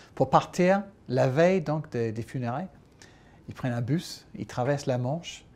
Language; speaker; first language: French; non-native, fluent; English